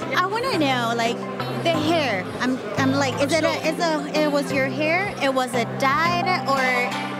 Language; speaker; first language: English; non-native, fluent; Spanish